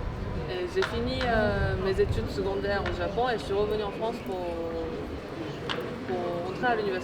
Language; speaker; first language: French; non-native, fluent; Japanese